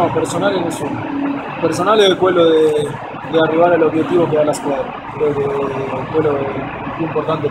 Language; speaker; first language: Italian; non-native, fluent; Spanish